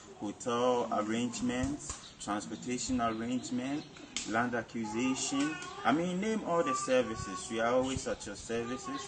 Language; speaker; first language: English; non-native, local second language; Akan